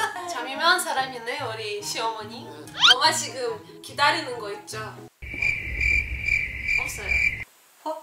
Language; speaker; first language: Korean; non-native, fluent; Russian